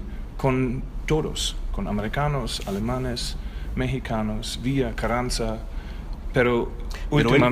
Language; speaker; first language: Spanish; non-native, learner; German